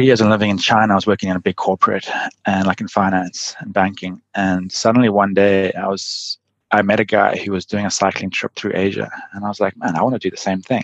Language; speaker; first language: English; native; English